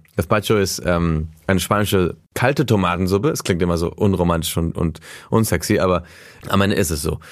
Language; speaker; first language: German; early bilingual, heritage; German